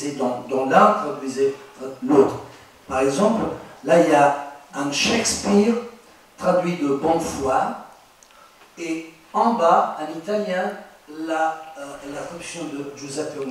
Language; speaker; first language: French; non-native, fluent; Italian